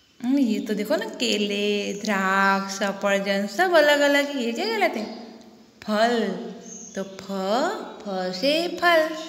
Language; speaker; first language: Hindi; non-native, local second language; Gujarati